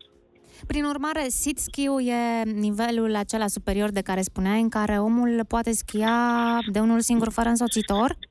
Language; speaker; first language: Romanian; native; Romanian